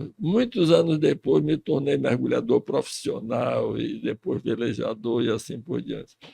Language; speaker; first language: Portuguese; early bilingual, other home language; Russian